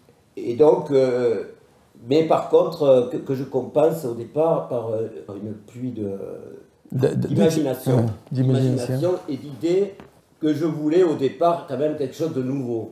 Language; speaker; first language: French; native; French